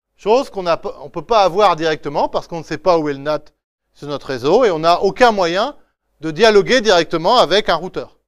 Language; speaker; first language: French; native; French